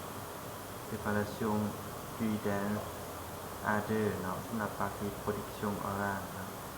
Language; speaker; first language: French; non-native, fluent; Lao